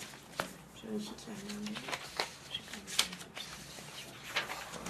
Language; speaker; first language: French; native; French